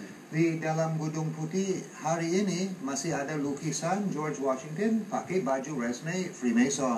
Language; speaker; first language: Indonesian; non-native, fluent; English